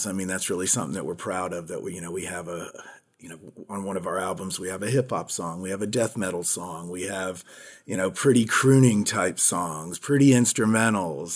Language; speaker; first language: English; native; English